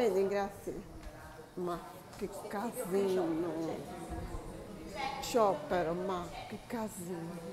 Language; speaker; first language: Italian; non-native, learner; Portuguese